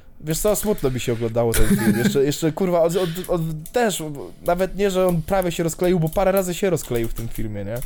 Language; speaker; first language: Polish; native; Polish